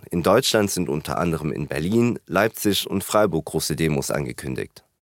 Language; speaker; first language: German; native; German